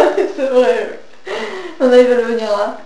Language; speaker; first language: French; native; French